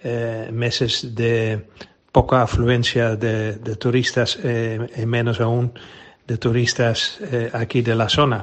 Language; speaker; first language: Spanish; non-native, fluent; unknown